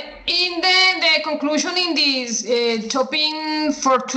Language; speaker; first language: English; non-native, learner; Spanish